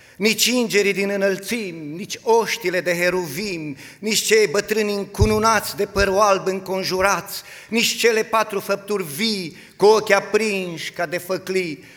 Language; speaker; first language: Romanian; native; Romanian